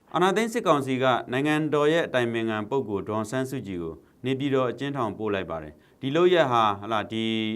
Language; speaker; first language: Burmese; native; Burmese